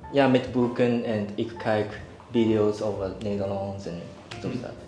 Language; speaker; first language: Dutch; non-native, learner; Japanese